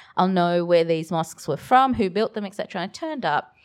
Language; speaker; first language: English; early bilingual, other home language; Bangla